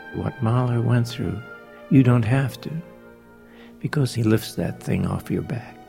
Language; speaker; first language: English; native; English